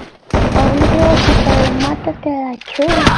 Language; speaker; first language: Spanish; native; Spanish